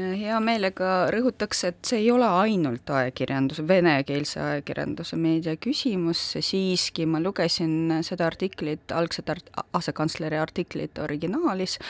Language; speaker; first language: Estonian; non-native, local second language; Russian